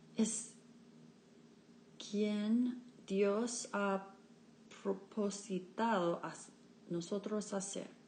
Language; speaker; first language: Spanish; non-native, learner; English